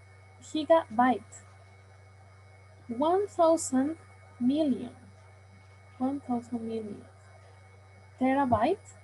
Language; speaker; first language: English; non-native, learner; Spanish